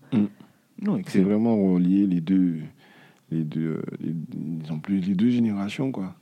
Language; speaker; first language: French; native; French